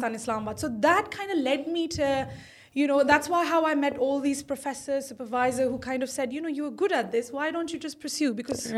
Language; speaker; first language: English; non-native, local second language; Urdu